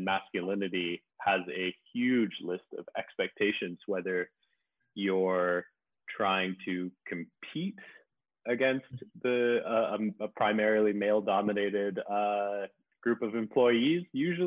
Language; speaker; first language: English; native; English